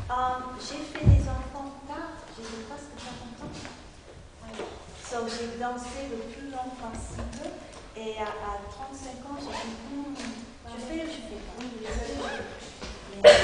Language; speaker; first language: French; non-native, learner; English